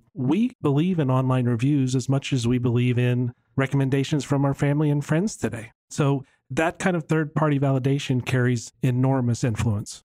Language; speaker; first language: English; native; English